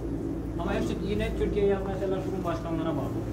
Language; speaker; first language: Turkish; native; Turkish